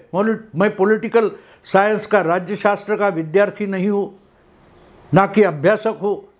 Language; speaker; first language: Hindi; non-native, local second language; Marathi